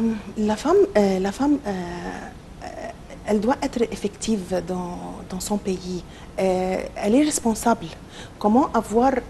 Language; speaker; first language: French; non-native, local second language; Arabic